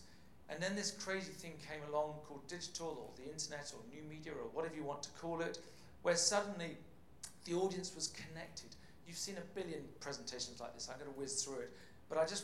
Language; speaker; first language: English; native; English